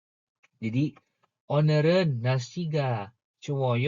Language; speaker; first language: Korean; non-native, fluent; Indonesian